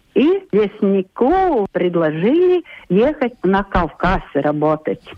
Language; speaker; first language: Russian; non-native, local second language; Latvian